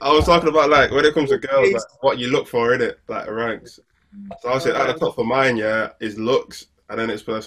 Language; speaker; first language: English; native; English